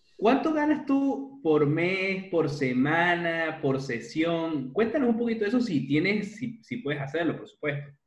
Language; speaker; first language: Spanish; native; Spanish